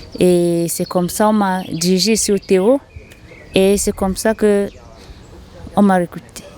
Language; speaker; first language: French; non-native, learner; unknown